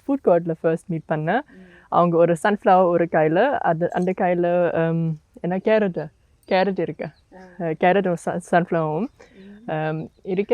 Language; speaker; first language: Tamil; non-native, learner; German